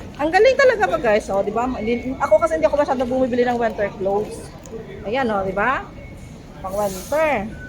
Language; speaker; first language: Filipino; non-native, local second language; Cebuano